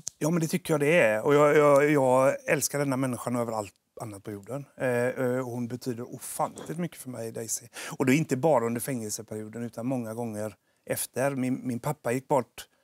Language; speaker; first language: Swedish; native; Swedish